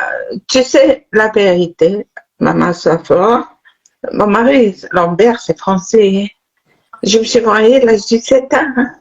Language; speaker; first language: French; non-native, local second language; Arabic